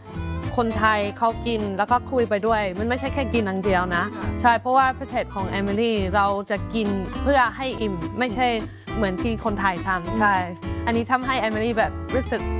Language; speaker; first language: Thai; non-native, fluent; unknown